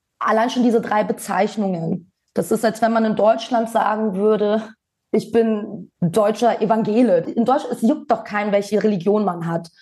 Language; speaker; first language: German; early bilingual, other home language; Bosnian